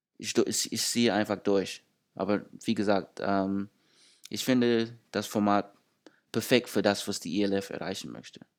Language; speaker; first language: German; non-native, fluent; English